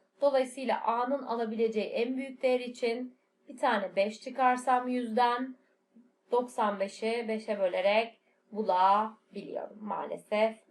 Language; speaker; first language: Turkish; native; Turkish